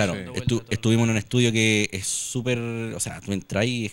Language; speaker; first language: Spanish; native; Spanish